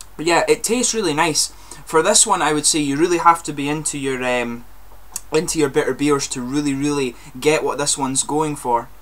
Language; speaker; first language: English; native; English